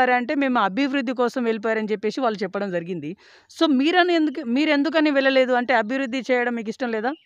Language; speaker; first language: Telugu; native; Telugu